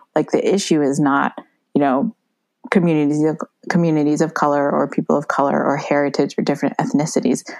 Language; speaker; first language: English; native; English